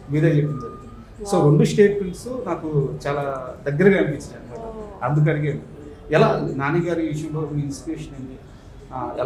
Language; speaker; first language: Telugu; native; Telugu